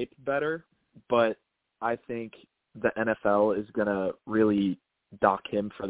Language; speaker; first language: English; native; English